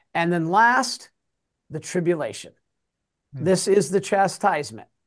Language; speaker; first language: English; native; English